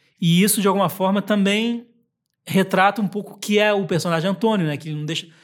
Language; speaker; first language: Portuguese; early bilingual, heritage; Portuguese